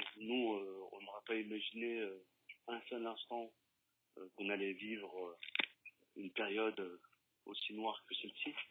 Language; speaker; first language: French; native; French